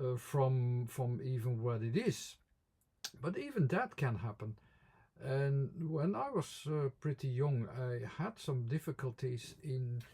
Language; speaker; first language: English; non-native, fluent; Dutch